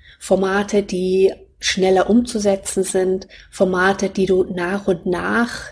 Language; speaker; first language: German; native; German